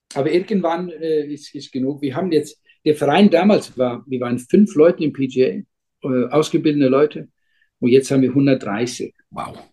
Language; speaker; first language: German; non-native, fluent; Icelandic